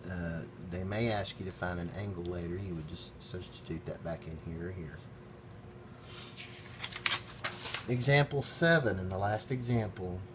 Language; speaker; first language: English; native; English